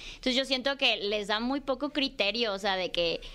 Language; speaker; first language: Spanish; native; Spanish